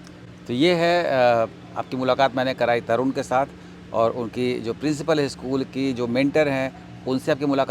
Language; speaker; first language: Hindi; native; Hindi